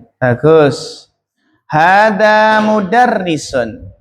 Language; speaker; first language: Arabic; non-native, fluent; Indonesian